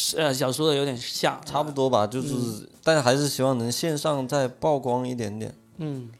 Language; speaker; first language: Chinese; native; Chinese